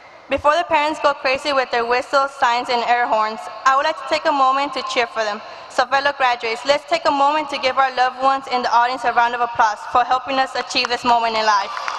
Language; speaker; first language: English; early bilingual, other home language; Spanish